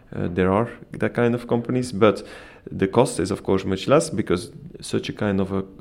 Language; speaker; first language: English; non-native, fluent; Dutch